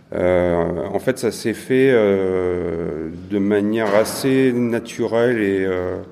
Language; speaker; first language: French; native; French